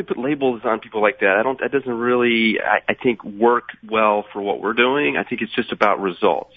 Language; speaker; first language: English; native; English